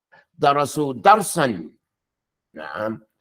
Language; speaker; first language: Arabic; non-native, fluent; English